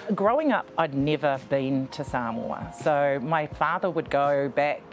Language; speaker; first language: English; native; English